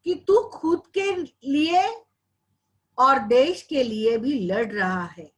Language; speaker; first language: Hindi; non-native, local second language; Marathi